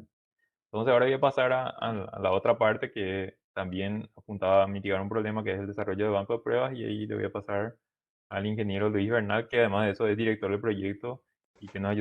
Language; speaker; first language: Spanish; native; Spanish